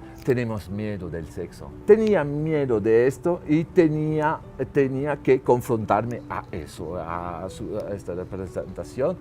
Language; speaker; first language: Spanish; non-native, learner; French